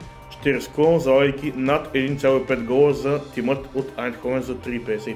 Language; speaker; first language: Bulgarian; native; Bulgarian